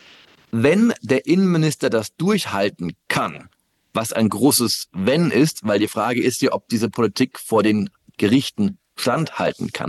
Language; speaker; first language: German; native; German